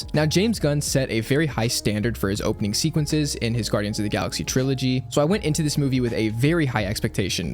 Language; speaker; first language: English; native; English